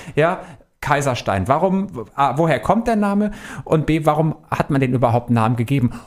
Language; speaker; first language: German; native; German